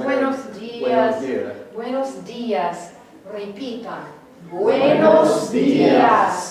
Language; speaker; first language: Spanish; non-native, fluent; English